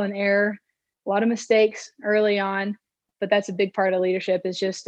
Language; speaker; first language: English; native; English